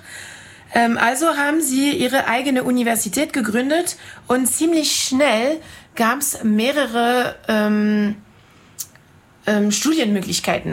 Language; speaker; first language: German; non-native, fluent; French